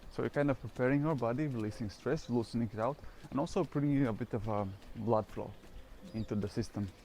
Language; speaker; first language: English; non-native, fluent; Latvian